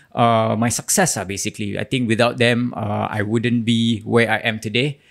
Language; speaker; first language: English; non-native, local second language; Malay